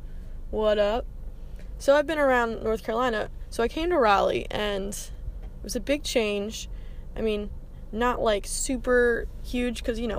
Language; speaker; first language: English; native; English